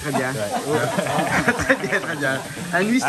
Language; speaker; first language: French; native; French